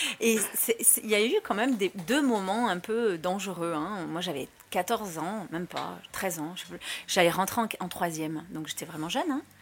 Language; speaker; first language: French; early bilingual, other home language; Spanish